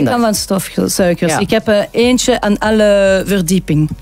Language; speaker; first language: Dutch; non-native, local second language; French